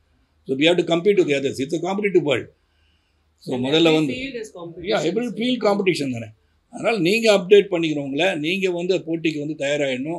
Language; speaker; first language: Tamil; native; Tamil